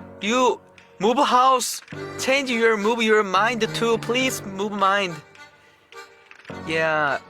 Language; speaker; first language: English; non-native, learner; Thai